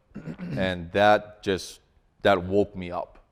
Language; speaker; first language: English; native; English